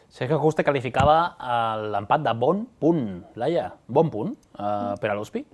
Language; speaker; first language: Catalan; native; Catalan